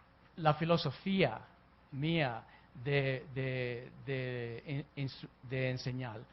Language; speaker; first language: Spanish; early bilingual, heritage; Spanish